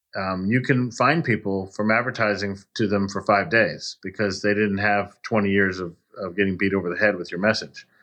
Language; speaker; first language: English; native; English